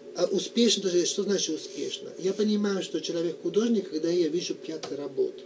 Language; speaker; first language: Russian; non-native, fluent; Italian